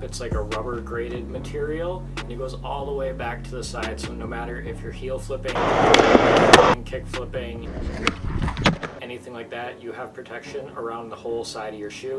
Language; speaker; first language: English; native; English